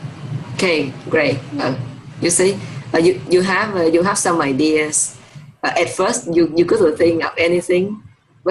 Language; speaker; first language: English; non-native, fluent; Vietnamese